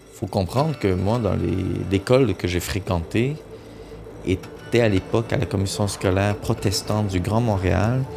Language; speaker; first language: French; early bilingual, other home language; Hungarian